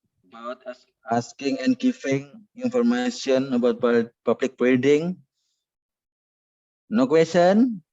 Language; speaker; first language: English; non-native, learner; Indonesian